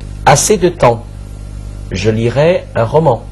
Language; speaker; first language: French; non-native, fluent; Chinese